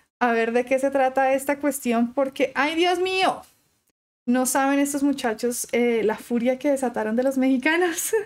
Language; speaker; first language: Spanish; native; Spanish